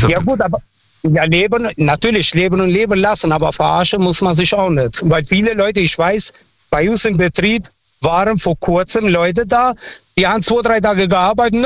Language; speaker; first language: German; non-native, local second language; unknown